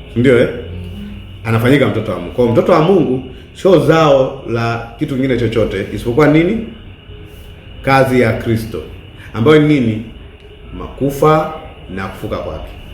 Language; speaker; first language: Swahili; native; Swahili